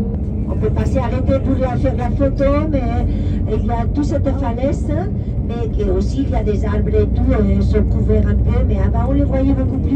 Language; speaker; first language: French; non-native, learner; Spanish